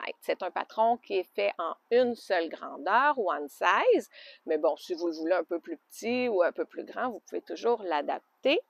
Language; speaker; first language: French; native; French